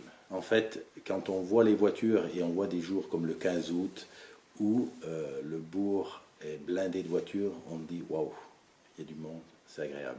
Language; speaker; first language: French; native; French